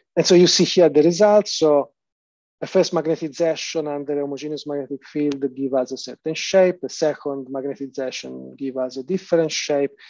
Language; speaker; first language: English; non-native, fluent; Italian